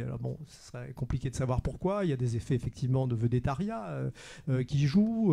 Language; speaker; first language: French; native; French